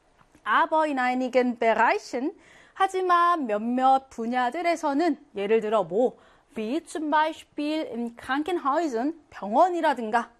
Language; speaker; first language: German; non-native, fluent; Korean